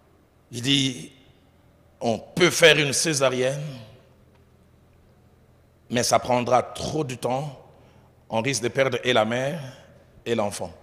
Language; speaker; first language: French; non-native, local second language; Lingala